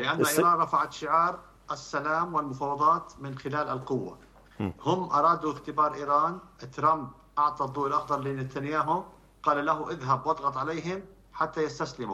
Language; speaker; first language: Arabic; native; Arabic